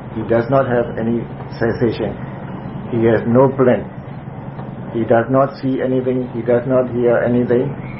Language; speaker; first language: English; non-native, fluent; Burmese